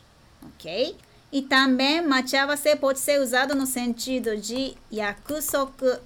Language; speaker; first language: Portuguese; non-native, fluent; Japanese